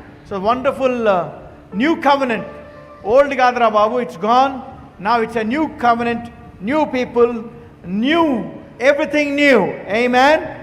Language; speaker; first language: Telugu; native; Telugu